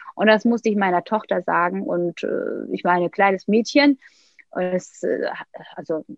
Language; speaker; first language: German; non-native, fluent; Turkish